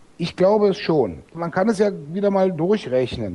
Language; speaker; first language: German; native; German